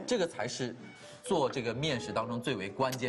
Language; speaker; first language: Chinese; native; Chinese